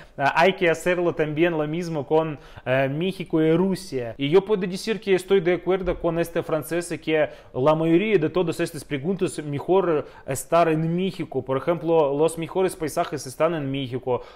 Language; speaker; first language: Spanish; non-native, fluent; Russian